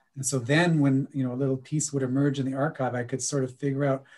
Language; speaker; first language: English; native; English